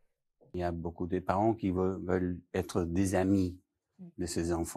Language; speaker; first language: French; non-native, fluent; English